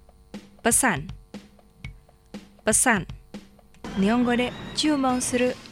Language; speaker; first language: Japanese; non-native, fluent; Indonesian